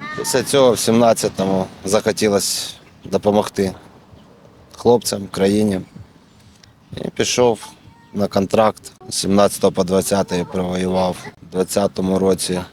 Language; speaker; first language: Ukrainian; non-native, local second language; Russian